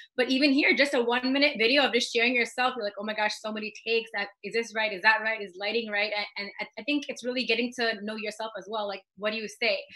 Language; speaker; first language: English; native; English